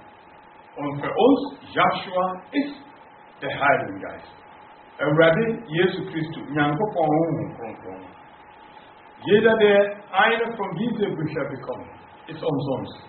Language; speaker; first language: German; non-native, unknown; Akan